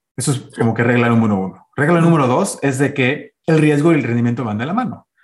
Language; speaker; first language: Spanish; early bilingual, heritage; Spanish